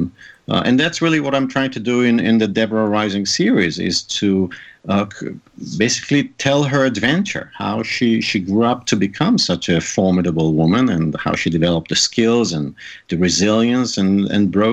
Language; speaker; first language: English; non-native, fluent; Hebrew